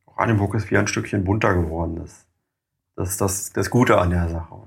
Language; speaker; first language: German; native; German